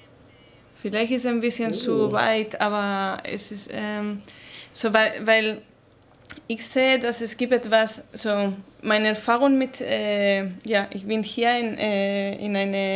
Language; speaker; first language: German; non-native, learner; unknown